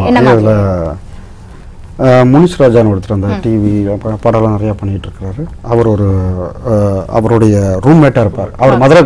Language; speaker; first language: Tamil; native; Tamil